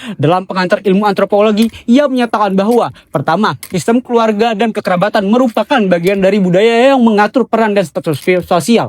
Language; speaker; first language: Indonesian; native; Indonesian